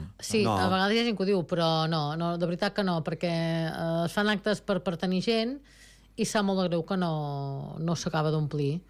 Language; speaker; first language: Catalan; native; Catalan